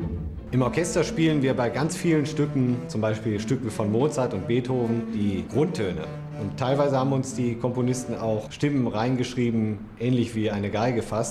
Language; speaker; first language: German; native; German